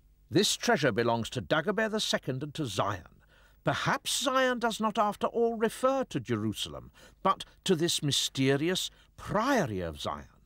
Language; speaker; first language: English; native; English